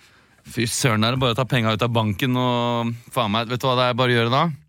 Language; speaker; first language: Norwegian; native; Norwegian